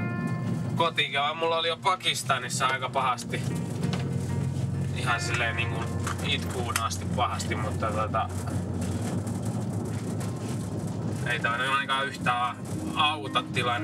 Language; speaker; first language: Finnish; native; Finnish